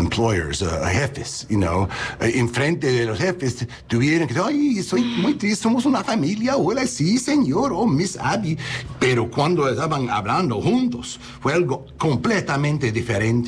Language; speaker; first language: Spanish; non-native, learner; English